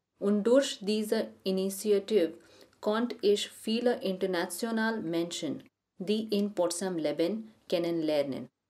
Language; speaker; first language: German; non-native, learner; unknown